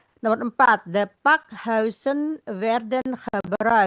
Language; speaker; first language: Dutch; non-native, fluent; Indonesian